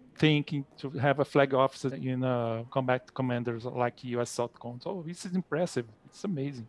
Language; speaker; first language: English; non-native, fluent; Portuguese